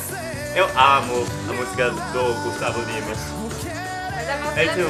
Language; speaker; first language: Portuguese; non-native, learner; English